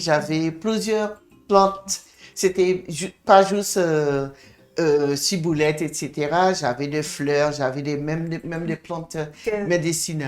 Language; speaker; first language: French; non-native, fluent; English